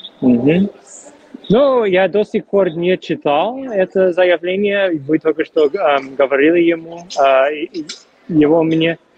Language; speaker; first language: Russian; non-native, fluent; English